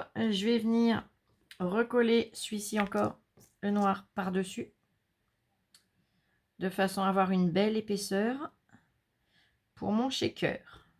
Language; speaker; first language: French; native; French